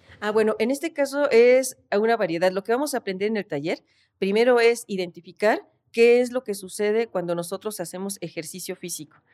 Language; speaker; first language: Spanish; native; Spanish